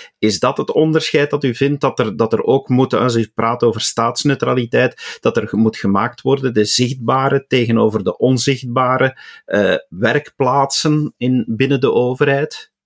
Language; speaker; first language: Dutch; native; Dutch